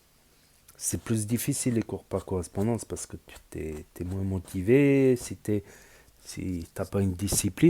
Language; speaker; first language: French; native; French